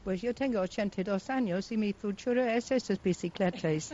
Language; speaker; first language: Spanish; non-native, local second language; Basque